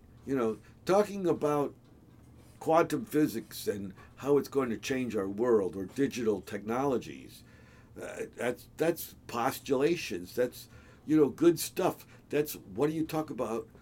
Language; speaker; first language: English; native; English